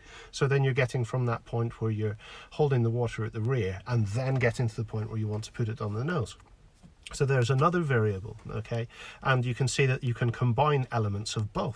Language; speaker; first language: English; native; English